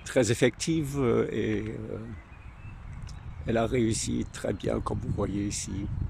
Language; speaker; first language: French; non-native, fluent; German